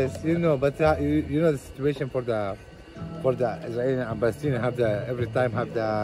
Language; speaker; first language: English; non-native, learner; Arabic